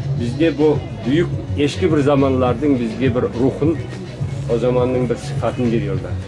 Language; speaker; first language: Turkish; non-native, learner; Hungarian